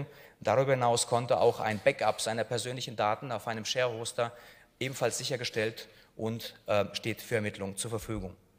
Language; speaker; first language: German; native; German